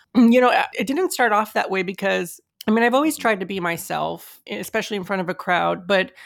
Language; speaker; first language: English; native; English